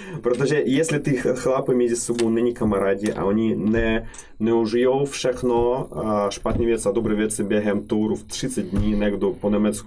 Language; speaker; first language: Czech; non-native, learner; Russian